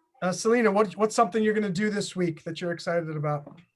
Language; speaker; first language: English; native; English